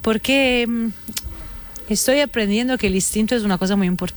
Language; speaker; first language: Spanish; non-native, fluent; Italian